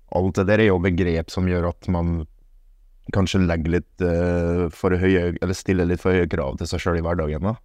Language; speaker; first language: Norwegian; early bilingual, other home language; German